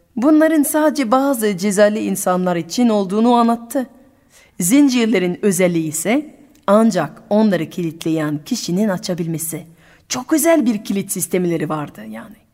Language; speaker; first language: Turkish; non-native, fluent; French